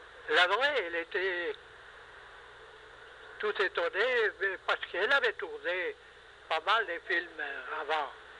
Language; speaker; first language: French; non-native, fluent; Spanish